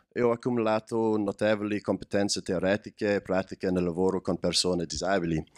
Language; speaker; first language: Italian; non-native, learner; English